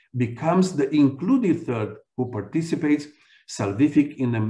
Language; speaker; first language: English; non-native, fluent; Romanian